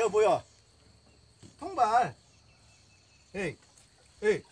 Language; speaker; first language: Spanish; non-native, learner; Korean